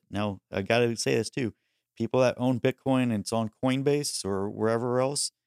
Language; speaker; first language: English; early bilingual, other home language; Spanish